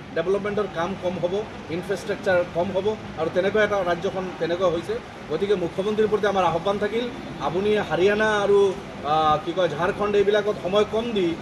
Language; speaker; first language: Assamese; non-native, local second language; Bangla